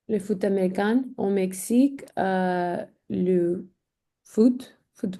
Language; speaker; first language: French; non-native, learner; English